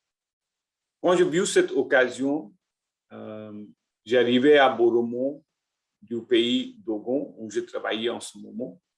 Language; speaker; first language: French; non-native, learner; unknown